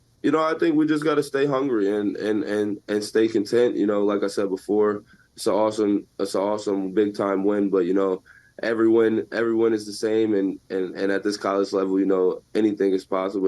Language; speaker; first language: English; native; English